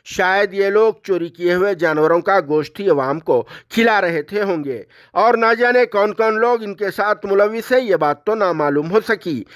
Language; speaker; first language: Hindi; non-native, local second language; Urdu